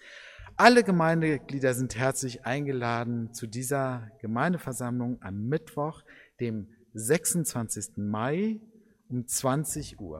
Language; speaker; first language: German; native; German